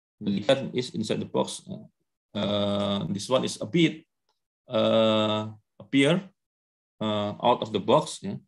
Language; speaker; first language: English; non-native, learner; Indonesian